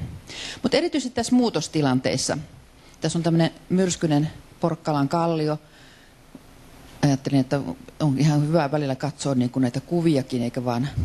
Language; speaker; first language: Finnish; native; Finnish